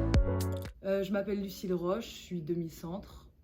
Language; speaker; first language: French; native; French